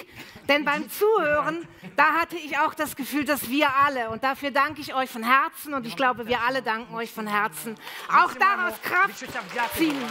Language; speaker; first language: German; native; German